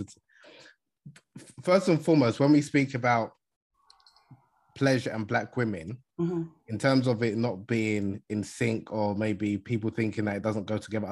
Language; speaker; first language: English; native; English